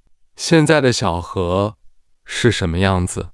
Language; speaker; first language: Chinese; non-native, fluent; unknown